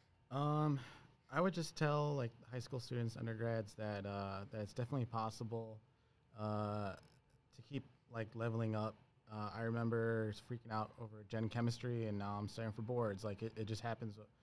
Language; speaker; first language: English; early bilingual, other home language; Spanish